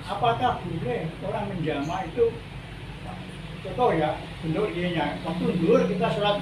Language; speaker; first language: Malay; non-native, local second language; Javanese